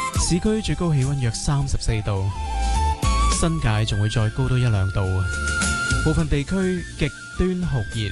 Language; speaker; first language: Chinese; non-native, local second language; Cantonese